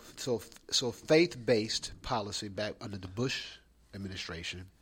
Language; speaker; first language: English; native; English